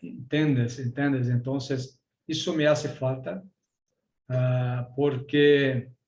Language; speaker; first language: Spanish; non-native, learner; Portuguese